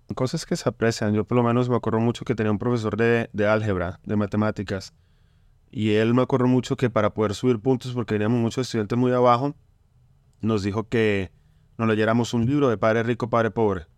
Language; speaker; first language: Spanish; native; Spanish